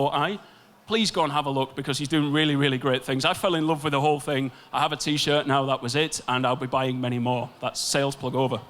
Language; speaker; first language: English; native; English